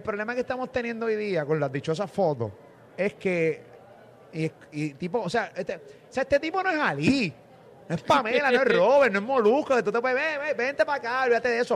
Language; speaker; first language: Spanish; native; Spanish